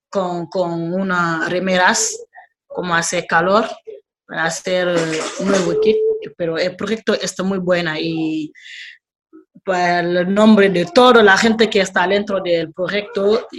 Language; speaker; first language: Spanish; non-native, learner; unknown